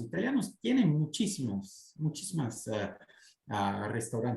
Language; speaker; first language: Spanish; non-native, fluent; Portuguese